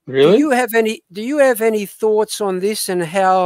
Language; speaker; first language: English; native; English